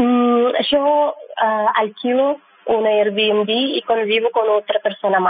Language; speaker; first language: Spanish; non-native, learner; Russian